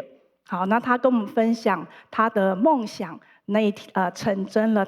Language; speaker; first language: Chinese; native; Chinese